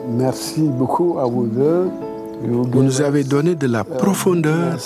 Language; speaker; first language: French; non-native, local second language; Wolof